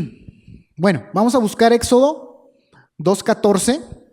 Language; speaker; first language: Spanish; native; Spanish